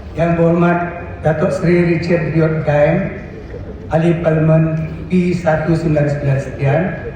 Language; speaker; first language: Malay; non-native, local second language; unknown